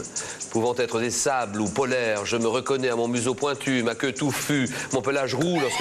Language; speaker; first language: French; native; French